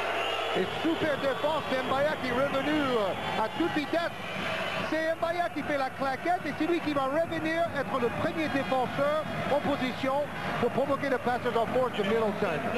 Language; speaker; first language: French; native; French